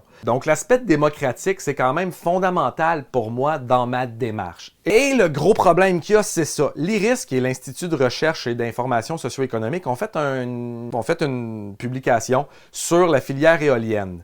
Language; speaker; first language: French; native; French